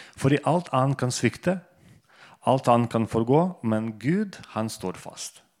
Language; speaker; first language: Norwegian; non-native, fluent; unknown